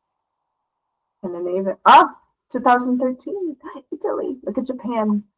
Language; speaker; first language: English; non-native, fluent; Portuguese